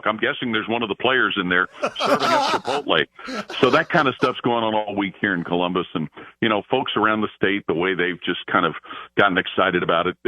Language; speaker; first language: English; native; English